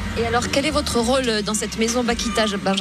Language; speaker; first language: French; native; French